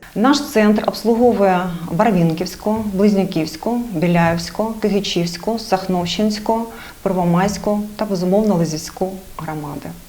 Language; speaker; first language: Ukrainian; native; Ukrainian